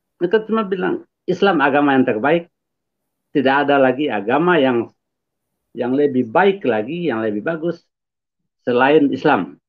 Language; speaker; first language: Indonesian; non-native, local second language; Minangkabau